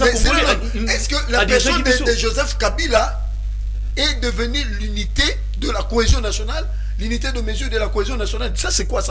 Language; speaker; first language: French; non-native, local second language; Lingala